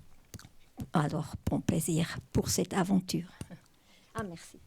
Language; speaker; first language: French; non-native, local second language; German